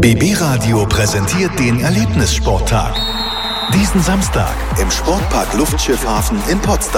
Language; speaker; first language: German; native; German